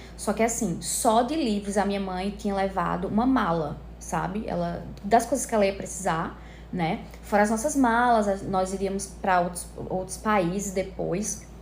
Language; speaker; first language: Portuguese; native; Portuguese